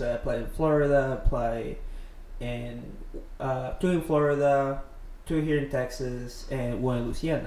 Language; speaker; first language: English; non-native, fluent; Spanish